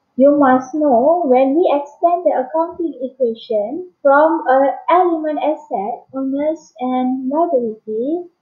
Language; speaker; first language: English; non-native, local second language; Malay